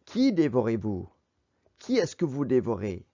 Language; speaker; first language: French; non-native, fluent; English